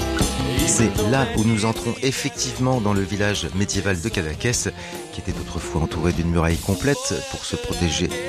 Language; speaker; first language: French; native; French